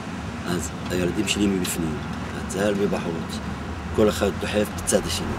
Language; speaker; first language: Hebrew; non-native, local second language; Arabic